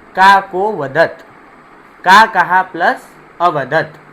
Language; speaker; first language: Hindi; non-native, local second language; Marathi